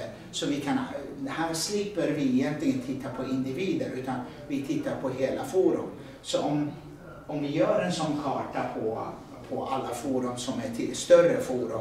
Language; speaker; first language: Swedish; non-native, fluent; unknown